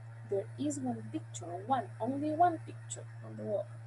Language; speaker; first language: English; non-native, fluent; Spanish